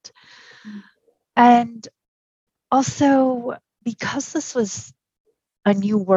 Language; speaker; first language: English; early bilingual, other home language; Japanese